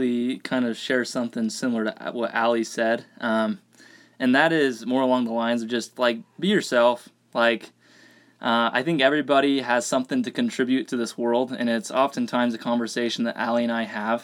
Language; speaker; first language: English; native; English